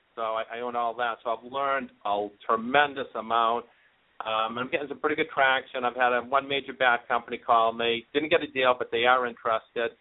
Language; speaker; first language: English; native; English